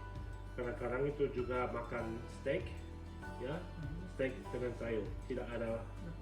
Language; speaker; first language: Indonesian; non-native, fluent; English